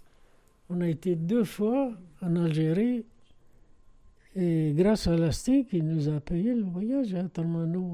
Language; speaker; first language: French; non-native, fluent; Arabic